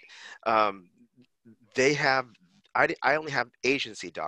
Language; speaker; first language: English; native; English